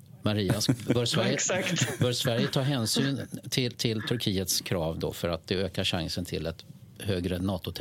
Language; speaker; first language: Swedish; native; Swedish